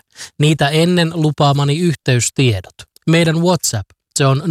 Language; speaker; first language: Finnish; native; Finnish